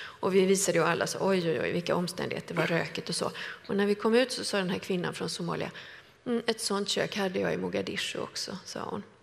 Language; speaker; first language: Swedish; native; Swedish